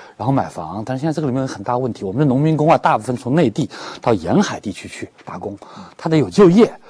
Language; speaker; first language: Chinese; native; Chinese